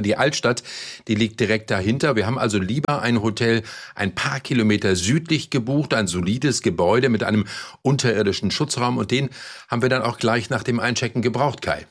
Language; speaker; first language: German; native; German